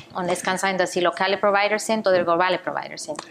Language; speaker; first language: German; non-native, fluent; Spanish